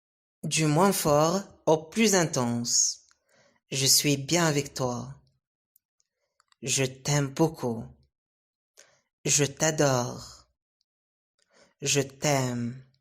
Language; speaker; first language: French; non-native, local second language; Arabic